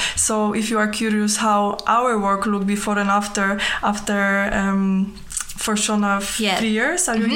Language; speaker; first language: English; non-native, fluent; Polish